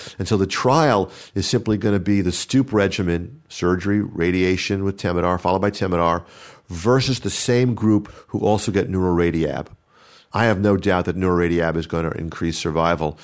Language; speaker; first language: English; native; English